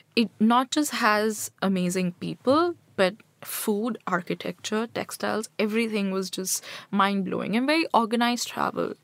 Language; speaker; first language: English; non-native, local second language; Hindi